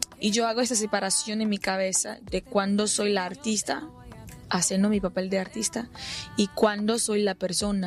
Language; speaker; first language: Spanish; non-native, fluent; Portuguese